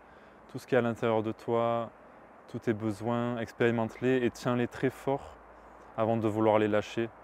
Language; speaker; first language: French; native; French